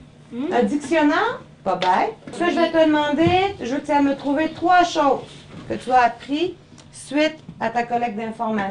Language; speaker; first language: French; native; French